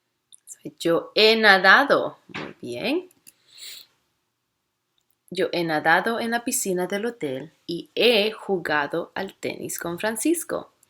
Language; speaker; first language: Spanish; non-native, fluent; English